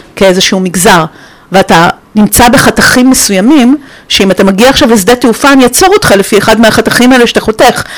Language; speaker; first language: Hebrew; non-native, fluent; Romanian